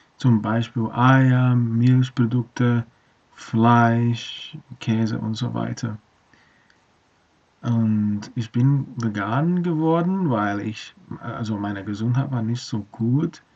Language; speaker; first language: German; non-native, learner; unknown